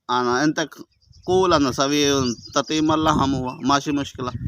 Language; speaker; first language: Arabic; non-native, learner; Urdu